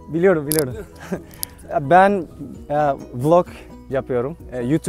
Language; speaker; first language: Turkish; non-native, learner; Spanish